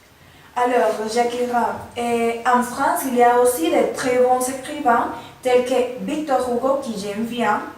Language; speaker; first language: French; non-native, learner; Spanish